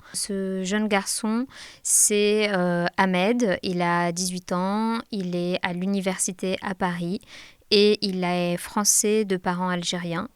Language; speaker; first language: French; non-native, local second language; Arabic